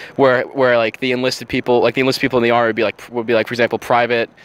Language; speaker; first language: English; native; English